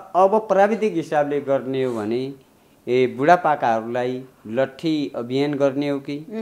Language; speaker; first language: Nepali; native; Nepali